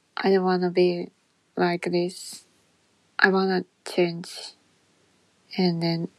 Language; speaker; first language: English; non-native, learner; Japanese